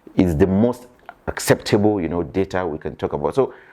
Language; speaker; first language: English; non-native, local second language; Yoruba